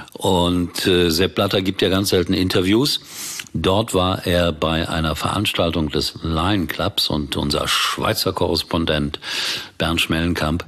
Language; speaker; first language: German; native; German